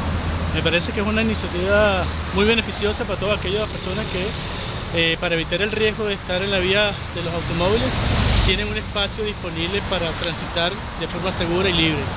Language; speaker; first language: Spanish; native; Spanish